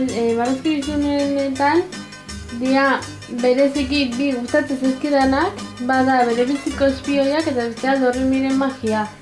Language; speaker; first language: Basque; non-native, local second language; Spanish